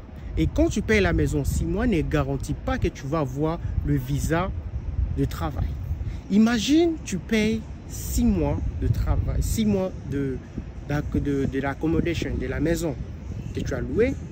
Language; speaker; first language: French; non-native, local second language; Lingala